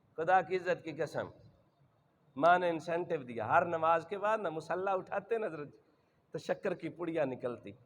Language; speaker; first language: Urdu; non-native, local second language; Punjabi